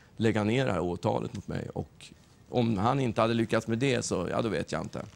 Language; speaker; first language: Swedish; native; Swedish